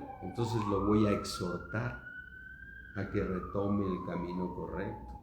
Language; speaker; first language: Spanish; native; Spanish